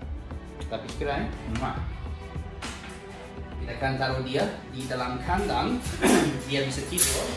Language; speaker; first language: Indonesian; non-native, learner; English